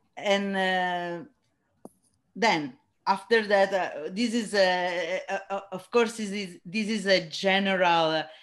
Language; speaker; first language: English; non-native, learner; Italian